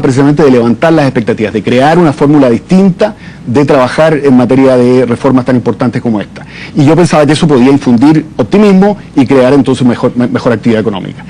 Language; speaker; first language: Spanish; native; Spanish